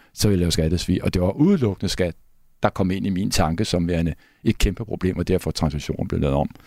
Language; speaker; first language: Danish; native; Danish